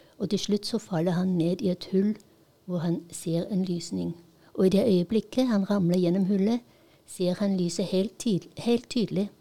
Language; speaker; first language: Norwegian; non-native, fluent; Polish